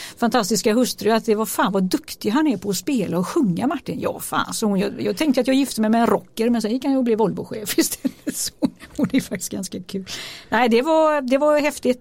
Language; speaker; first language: Swedish; native; Swedish